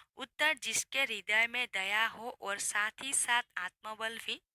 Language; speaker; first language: Hindi; non-native, local second language; Assamese